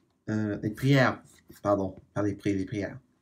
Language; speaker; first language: French; non-native, fluent; English